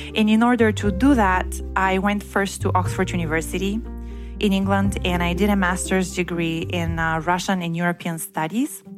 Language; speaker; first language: English; non-native, fluent; Bulgarian